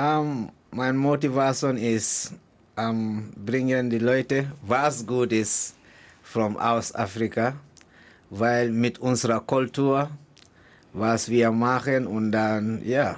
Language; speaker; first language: German; non-native, learner; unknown